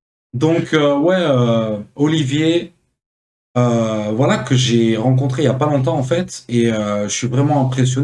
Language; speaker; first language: French; native; French